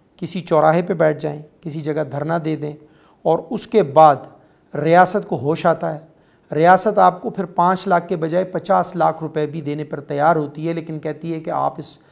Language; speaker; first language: Urdu; non-native, local second language; Pashto